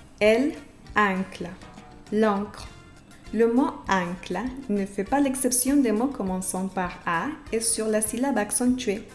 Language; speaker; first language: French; non-native, fluent; Spanish